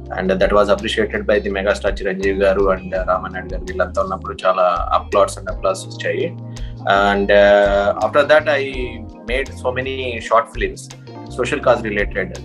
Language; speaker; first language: Telugu; native; Telugu